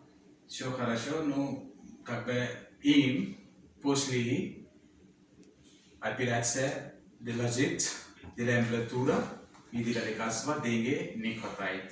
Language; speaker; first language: Russian; non-native, learner; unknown